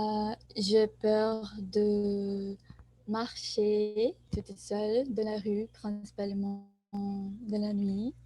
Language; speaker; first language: French; non-native, learner; Portuguese